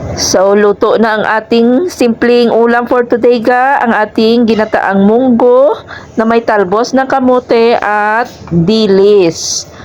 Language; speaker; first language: Filipino; non-native, local second language; Hiligaynon